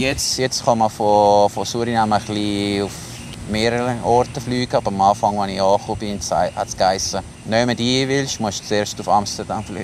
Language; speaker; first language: German; non-native, local second language; Italian